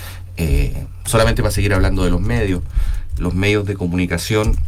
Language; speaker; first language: Spanish; native; Spanish